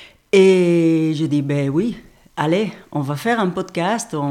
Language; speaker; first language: French; non-native, fluent; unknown